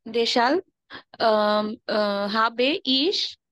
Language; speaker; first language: German; non-native, learner; Bangla